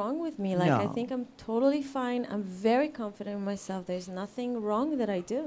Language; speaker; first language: English; non-native, fluent; Hebrew